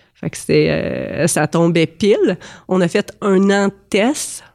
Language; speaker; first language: French; native; French